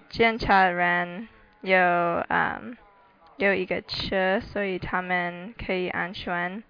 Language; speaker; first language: Chinese; non-native, learner; English